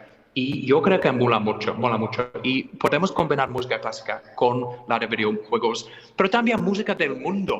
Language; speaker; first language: Spanish; non-native, fluent; English